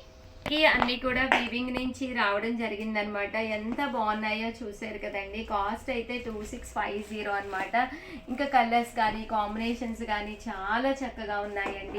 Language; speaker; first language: Telugu; native; Telugu